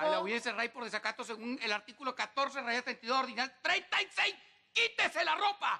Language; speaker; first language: Spanish; native; Spanish